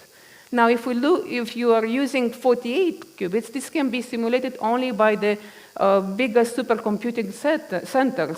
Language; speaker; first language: English; non-native, fluent; Romanian